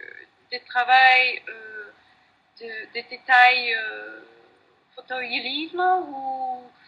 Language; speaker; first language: French; non-native, learner; English